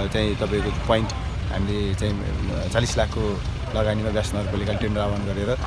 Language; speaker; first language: Nepali; native; Nepali